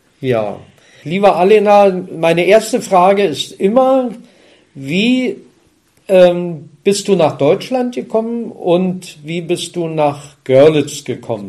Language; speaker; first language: German; native; German